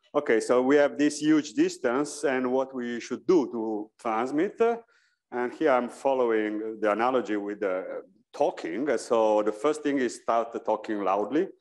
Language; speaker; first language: English; non-native, fluent; Italian